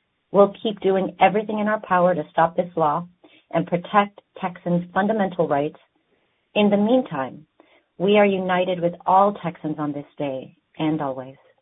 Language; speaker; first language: English; early bilingual, other home language; Spanish